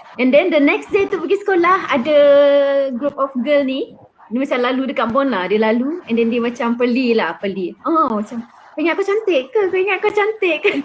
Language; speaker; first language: Malay; native; Malay